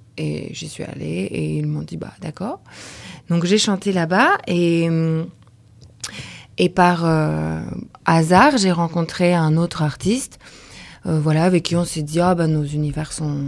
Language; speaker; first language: French; early bilingual, other home language; Lithuanian